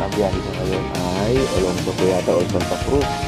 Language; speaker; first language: Filipino; native; Filipino